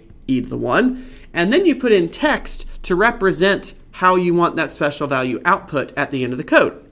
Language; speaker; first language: English; native; English